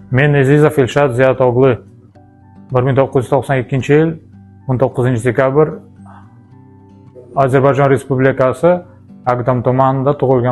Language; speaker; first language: Uzbek; early bilingual, other home language; Russian